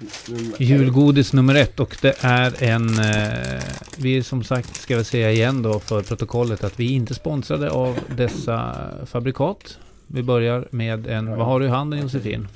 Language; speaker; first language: Swedish; native; Swedish